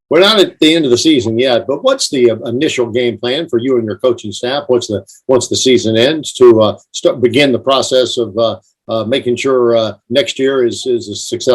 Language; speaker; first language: English; native; English